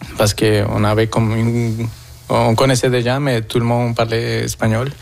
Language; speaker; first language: French; non-native, fluent; Spanish